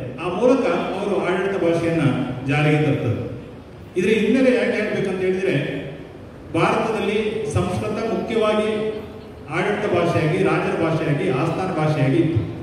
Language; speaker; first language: Kannada; native; Kannada